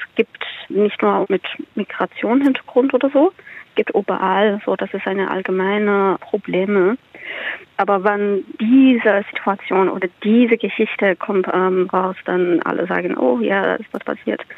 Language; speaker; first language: German; non-native, learner; Persian